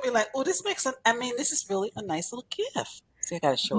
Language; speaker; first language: English; native; English